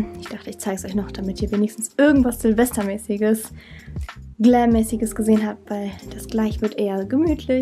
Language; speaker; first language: German; native; German